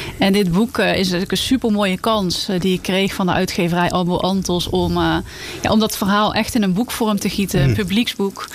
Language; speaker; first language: Dutch; native; Dutch